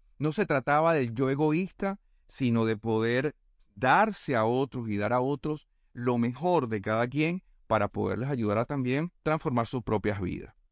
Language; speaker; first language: Spanish; native; Spanish